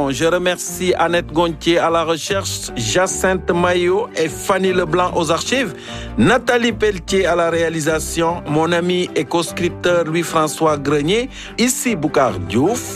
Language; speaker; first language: French; native; French